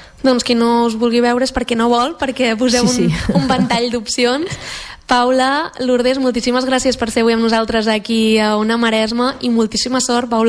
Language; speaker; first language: Catalan; native; Catalan